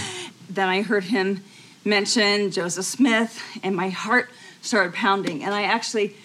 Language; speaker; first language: English; native; English